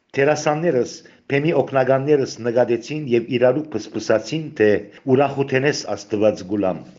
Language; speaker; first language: Armenian; early bilingual, heritage; Armenian